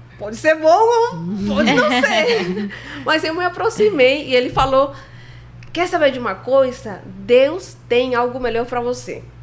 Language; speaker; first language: Portuguese; non-native, fluent; Spanish